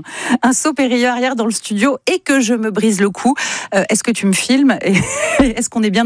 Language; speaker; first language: French; native; French